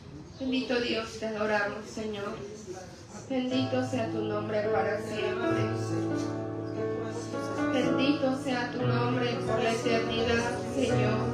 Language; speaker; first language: Spanish; native; Spanish